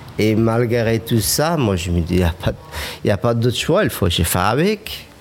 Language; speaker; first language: French; non-native, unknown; Persian